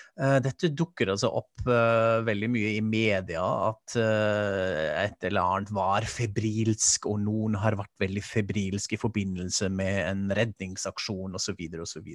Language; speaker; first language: Norwegian; non-native, fluent; German